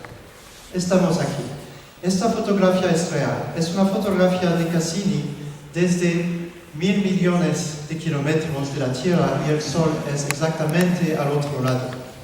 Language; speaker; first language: Spanish; non-native, learner; French